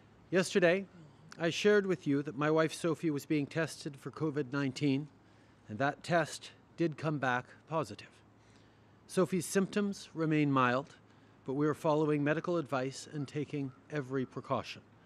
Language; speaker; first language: English; native; English